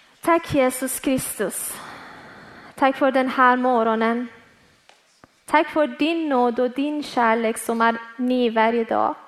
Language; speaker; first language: Swedish; early bilingual, other home language; Persian